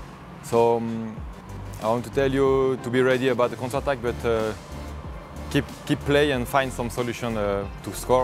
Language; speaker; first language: English; non-native, fluent; French